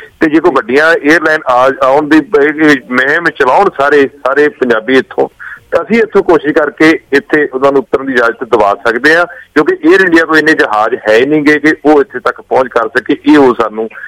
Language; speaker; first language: Punjabi; native; Punjabi